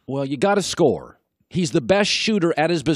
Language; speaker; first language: English; native; English